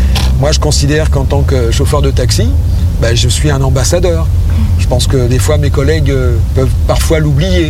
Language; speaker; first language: French; native; French